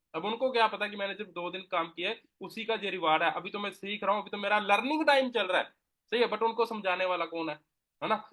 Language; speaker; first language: Hindi; non-native, local second language; Punjabi